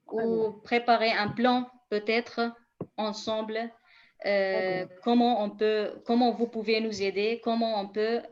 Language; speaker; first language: French; non-native, fluent; Kurdish